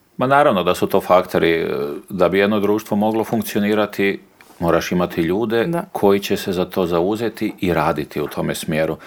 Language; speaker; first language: Croatian; native; Croatian